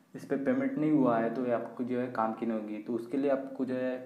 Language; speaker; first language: Hindi; non-native, local second language; Marathi